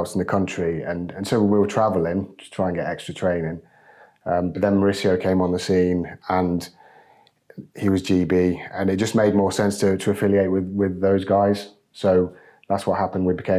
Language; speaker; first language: English; native; English